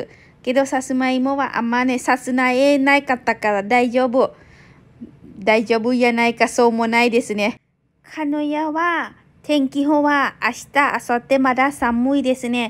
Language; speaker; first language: Japanese; non-native, learner; Thai